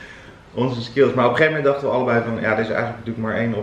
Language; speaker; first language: Dutch; native; Dutch